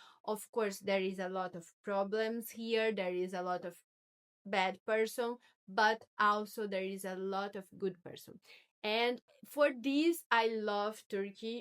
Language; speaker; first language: English; non-native, learner; Portuguese